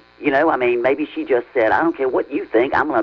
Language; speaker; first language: English; native; English